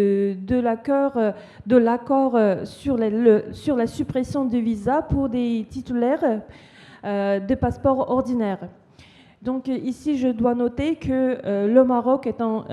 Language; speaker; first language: French; non-native, fluent; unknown